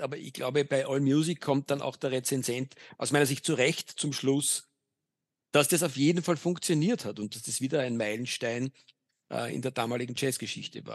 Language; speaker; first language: German; native; German